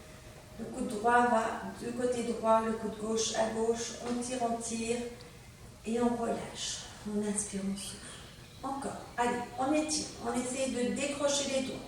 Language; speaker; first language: French; native; French